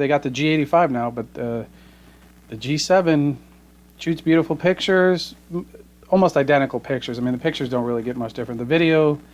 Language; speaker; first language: English; native; English